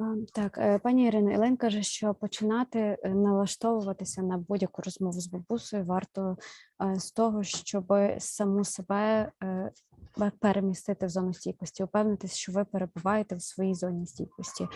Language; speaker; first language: Ukrainian; native; Ukrainian